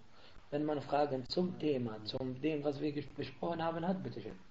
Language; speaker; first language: German; non-native, fluent; Arabic